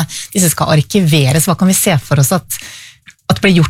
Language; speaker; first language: Norwegian; native; Norwegian